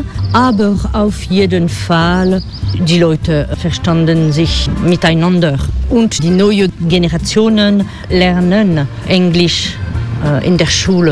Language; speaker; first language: German; non-native, fluent; French